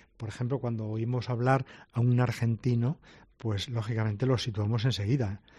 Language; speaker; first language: Spanish; native; Spanish